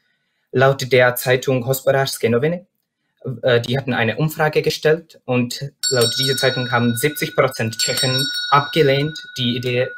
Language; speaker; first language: German; non-native, fluent; Czech